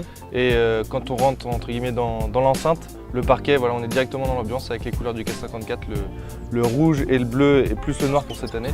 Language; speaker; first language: French; native; French